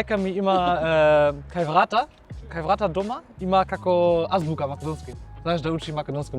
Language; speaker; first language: Macedonian; non-native, fluent; German